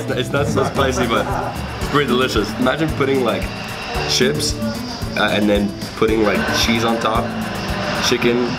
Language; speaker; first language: English; early bilingual, other home language; Spanish